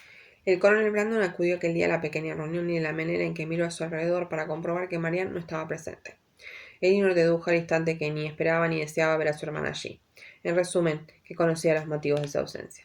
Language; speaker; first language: Spanish; native; Spanish